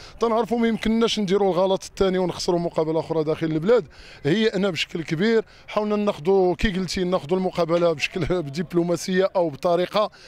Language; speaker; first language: Arabic; native; Arabic